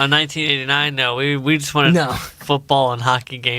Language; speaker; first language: English; native; English